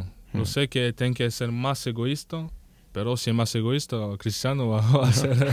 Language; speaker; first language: Spanish; non-native, learner; French